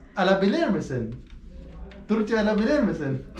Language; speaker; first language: Turkish; non-native, learner; Urdu